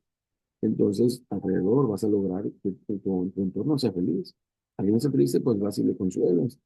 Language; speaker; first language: Spanish; native; Spanish